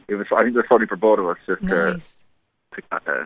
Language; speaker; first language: English; native; English